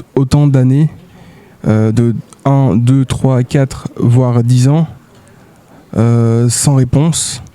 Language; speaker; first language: French; native; French